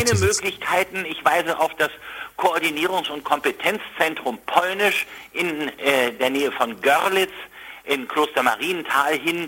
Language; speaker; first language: German; native; German